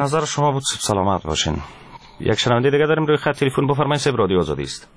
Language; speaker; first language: Persian; native; Persian